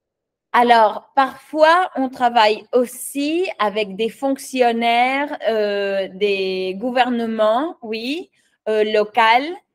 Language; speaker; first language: French; non-native, fluent; Spanish